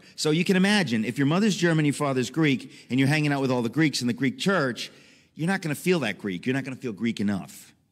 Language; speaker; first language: English; native; English